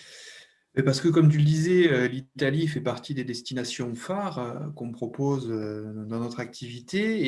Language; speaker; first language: French; native; French